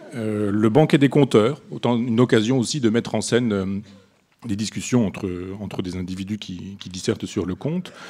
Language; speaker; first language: French; native; French